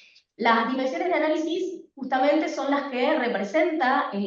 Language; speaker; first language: Spanish; native; Spanish